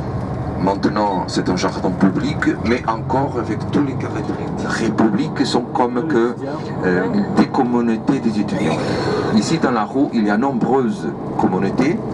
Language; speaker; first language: French; non-native, fluent; Portuguese